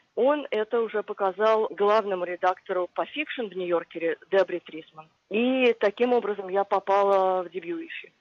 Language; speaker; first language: Russian; native; Russian